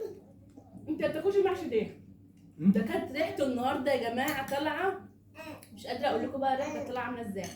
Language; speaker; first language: Arabic; native; Arabic